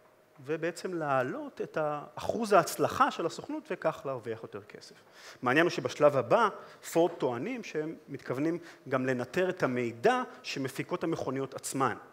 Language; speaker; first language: Hebrew; native; Hebrew